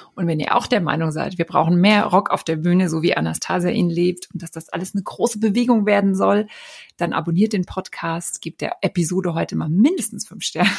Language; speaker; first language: German; native; German